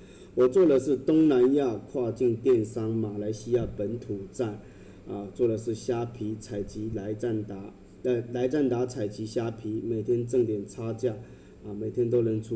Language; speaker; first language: Chinese; native; Chinese